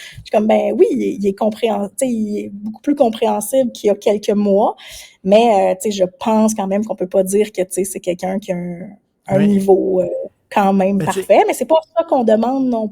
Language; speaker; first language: French; native; French